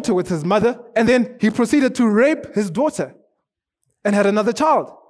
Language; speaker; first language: English; non-native, local second language; Shona